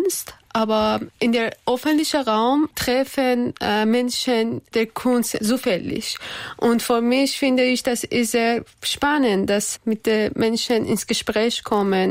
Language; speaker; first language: German; non-native, learner; Persian